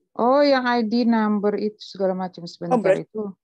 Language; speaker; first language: Indonesian; native; Indonesian